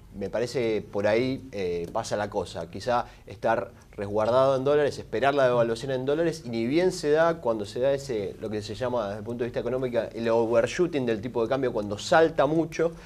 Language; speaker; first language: Spanish; native; Spanish